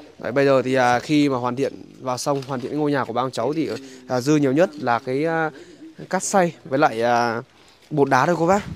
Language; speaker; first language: Vietnamese; native; Vietnamese